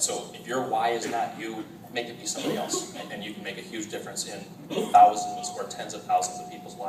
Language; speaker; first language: English; native; English